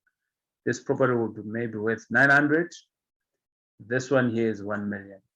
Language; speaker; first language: English; non-native, local second language; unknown